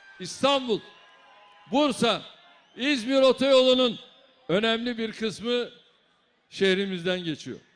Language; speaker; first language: Turkish; native; Turkish